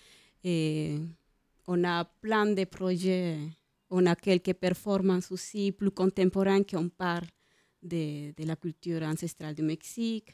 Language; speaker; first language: French; non-native, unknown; Spanish